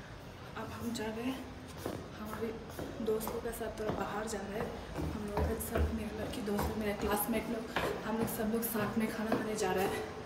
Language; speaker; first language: Hindi; non-native, local second language; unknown